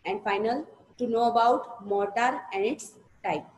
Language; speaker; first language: English; non-native, local second language; Gujarati